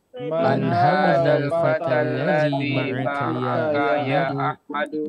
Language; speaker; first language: Arabic; non-native, learner; Indonesian